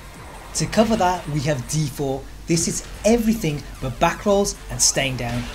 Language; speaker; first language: English; native; English